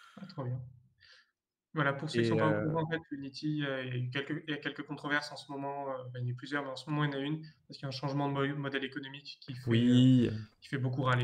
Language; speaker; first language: French; native; French